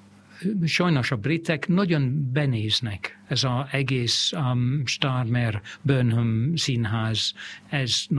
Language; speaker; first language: Hungarian; non-native, fluent; English